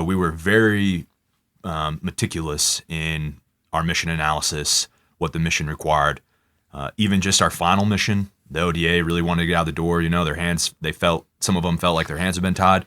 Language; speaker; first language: English; native; English